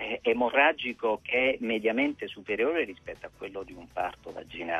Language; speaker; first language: Italian; native; Italian